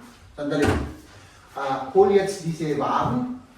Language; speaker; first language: German; non-native, learner; Filipino